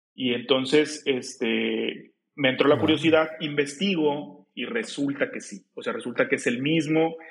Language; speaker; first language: Spanish; native; Spanish